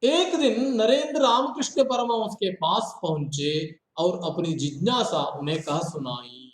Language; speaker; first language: Hindi; non-native, local second language; Kannada